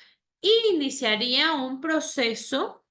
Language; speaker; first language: Spanish; native; Spanish